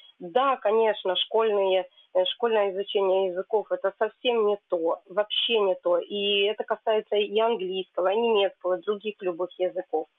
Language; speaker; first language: Russian; native; Russian